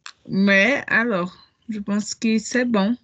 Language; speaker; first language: French; non-native, learner; Portuguese